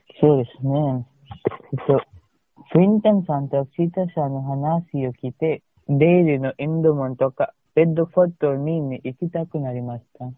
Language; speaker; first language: Japanese; non-native, learner; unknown